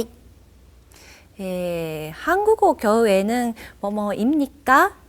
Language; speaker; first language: Korean; non-native, fluent; Japanese